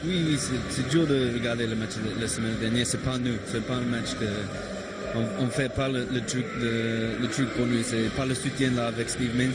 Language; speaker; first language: French; non-native, learner; English